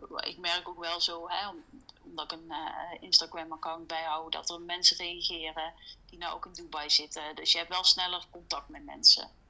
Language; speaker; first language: Dutch; native; Dutch